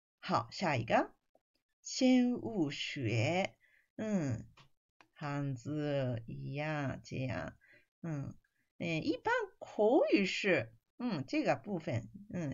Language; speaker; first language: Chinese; non-native, fluent; Japanese